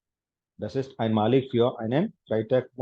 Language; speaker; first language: German; non-native, fluent; Hindi